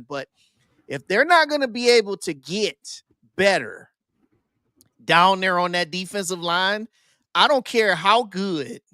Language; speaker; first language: English; native; English